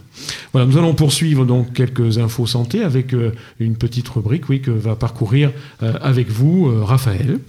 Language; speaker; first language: French; native; French